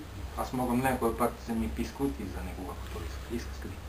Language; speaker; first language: Bulgarian; non-native, learner; Finnish